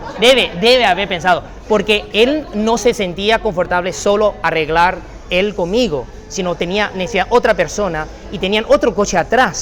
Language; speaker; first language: Spanish; non-native, fluent; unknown